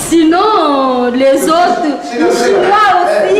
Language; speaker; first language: French; non-native, learner; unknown